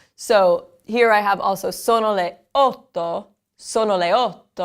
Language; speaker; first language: Italian; non-native, fluent; English